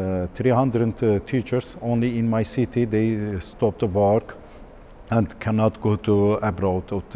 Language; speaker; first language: English; non-native, learner; Turkish